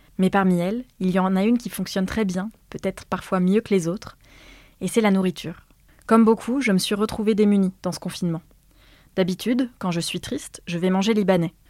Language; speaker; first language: French; native; French